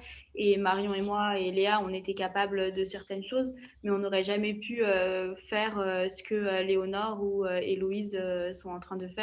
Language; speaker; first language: French; native; French